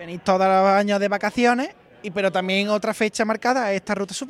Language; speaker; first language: Spanish; native; Spanish